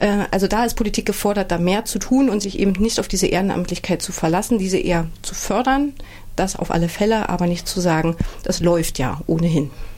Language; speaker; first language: German; native; German